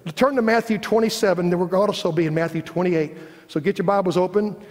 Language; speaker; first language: English; native; English